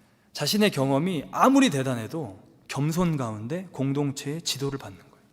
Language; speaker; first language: Korean; native; Korean